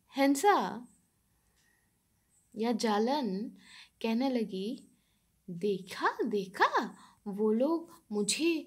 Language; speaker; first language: Hindi; non-native, local second language; Bangla